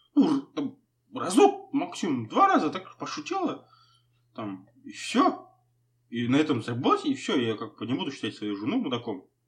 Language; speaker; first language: Russian; non-native, local second language; Kazakh